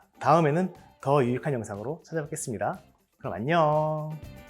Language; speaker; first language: Korean; native; Korean